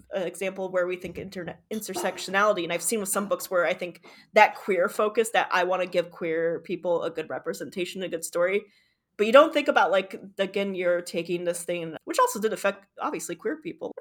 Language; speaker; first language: English; native; English